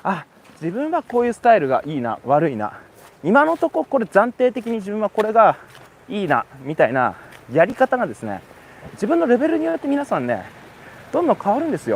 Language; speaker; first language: Japanese; native; Japanese